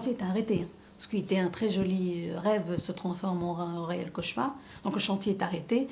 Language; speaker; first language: French; native; French